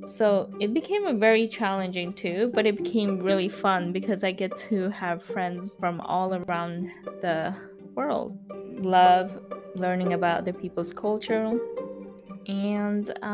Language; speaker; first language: English; early bilingual, other home language; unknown